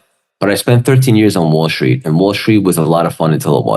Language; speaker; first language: English; native; English